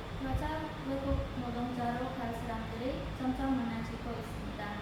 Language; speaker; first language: Korean; non-native, learner; Khmer